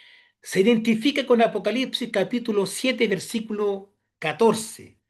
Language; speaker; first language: Spanish; native; Spanish